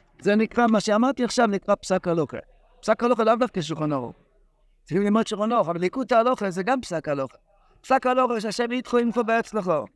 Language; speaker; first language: Hebrew; non-native, fluent; English